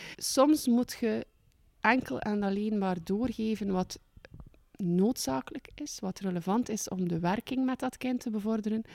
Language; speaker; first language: Dutch; native; Dutch